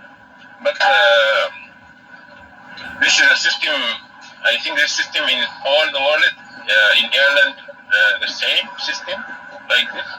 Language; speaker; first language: English; non-native, learner; Arabic